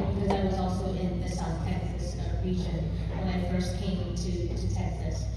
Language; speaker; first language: English; native; English